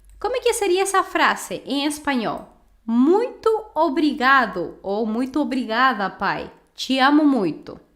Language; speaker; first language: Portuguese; non-native, fluent; Spanish